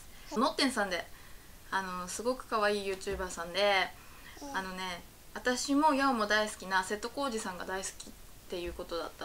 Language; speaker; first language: Japanese; native; Japanese